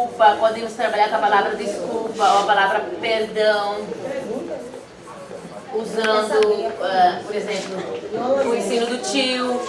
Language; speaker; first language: Portuguese; non-native, fluent; Dutch